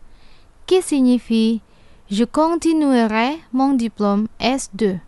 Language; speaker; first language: French; non-native, fluent; Indonesian